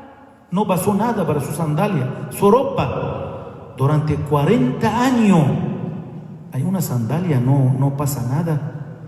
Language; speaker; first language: Spanish; non-native, fluent; Arabic